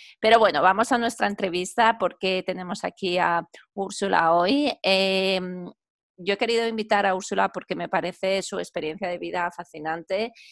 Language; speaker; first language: Spanish; native; Spanish